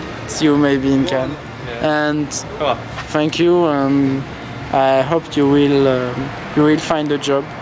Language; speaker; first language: English; non-native, learner; French